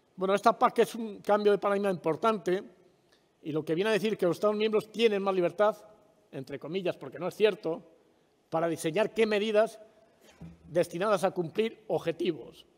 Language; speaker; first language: Spanish; native; Spanish